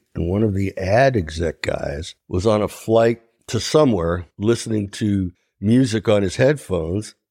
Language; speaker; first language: English; native; English